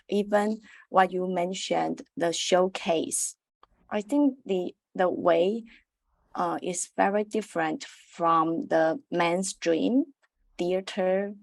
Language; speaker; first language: English; non-native, learner; Chinese